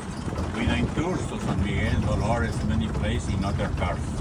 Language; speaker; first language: English; non-native, learner; Spanish